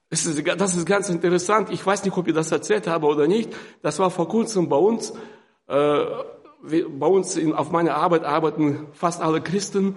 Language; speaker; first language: German; non-native, fluent; Russian